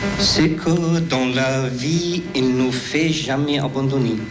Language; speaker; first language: French; non-native, learner; Persian